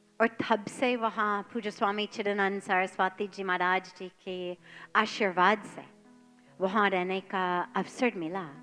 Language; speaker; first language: Hindi; non-native, fluent; English